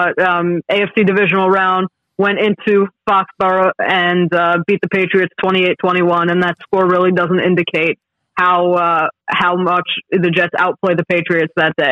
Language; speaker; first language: English; native; English